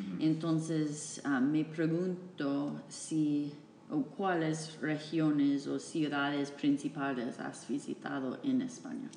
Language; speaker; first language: Spanish; non-native, fluent; English